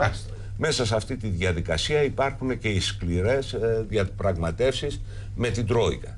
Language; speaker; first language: Greek; native; Greek